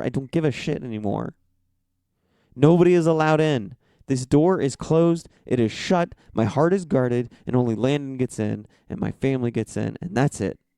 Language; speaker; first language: English; native; English